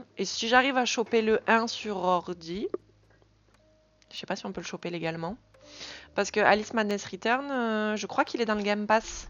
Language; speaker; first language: French; native; French